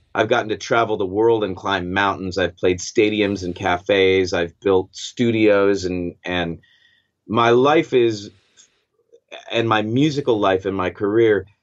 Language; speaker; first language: English; native; English